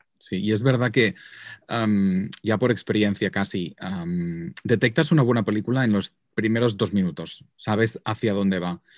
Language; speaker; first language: Spanish; non-native, local second language; Catalan